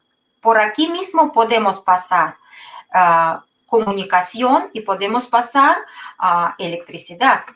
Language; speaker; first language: Spanish; non-native, fluent; Russian